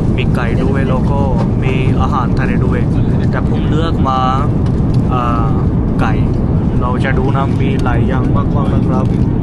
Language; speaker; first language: Thai; non-native, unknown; Punjabi